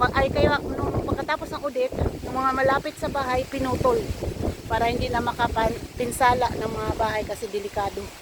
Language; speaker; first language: Filipino; non-native, local second language; Cebuano